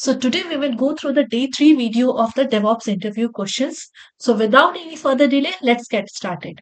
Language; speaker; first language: English; non-native, local second language; Hindi